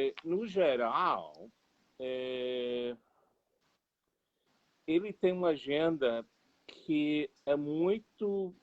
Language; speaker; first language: Portuguese; non-native, fluent; English